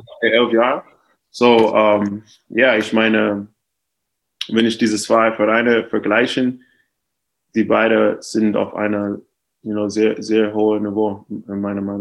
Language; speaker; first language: German; non-native, fluent; English